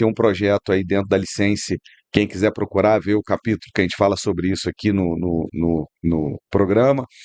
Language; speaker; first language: Portuguese; native; Portuguese